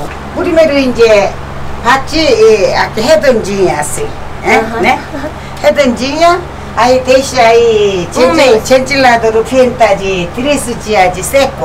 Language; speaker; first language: Portuguese; non-native, local second language; Korean